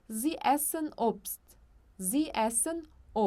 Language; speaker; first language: German; non-native, fluent; Portuguese